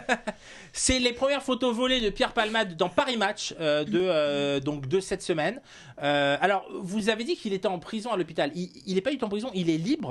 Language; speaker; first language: French; native; French